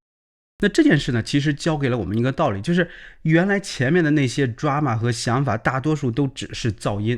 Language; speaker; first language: Chinese; native; Chinese